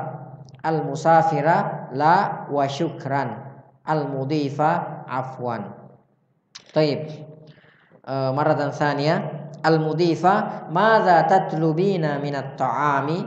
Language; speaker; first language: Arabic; non-native, fluent; Indonesian